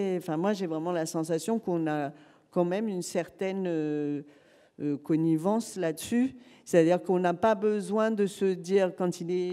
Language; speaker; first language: French; native; French